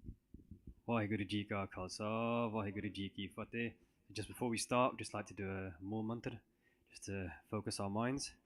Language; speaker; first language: English; non-native, local second language; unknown